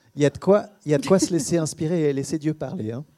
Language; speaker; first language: French; native; French